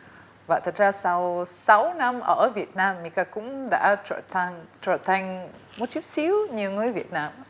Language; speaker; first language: Vietnamese; non-native, fluent; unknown